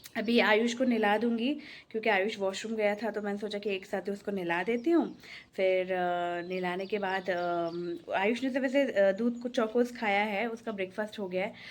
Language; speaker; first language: Hindi; non-native, local second language; Bangla